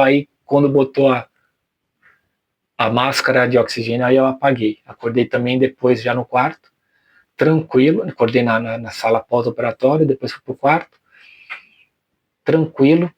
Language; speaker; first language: Portuguese; native; Portuguese